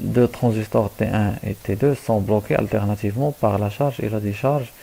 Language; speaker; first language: French; non-native, local second language; Arabic